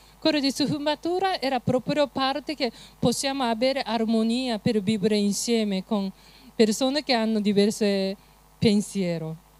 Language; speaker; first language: Italian; non-native, fluent; Japanese